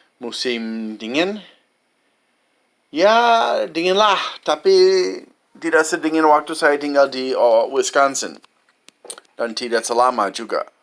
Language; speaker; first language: Indonesian; non-native, fluent; English